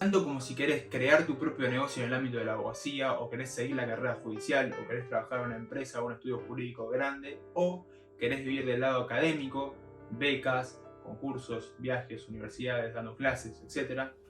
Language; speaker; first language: Spanish; native; Spanish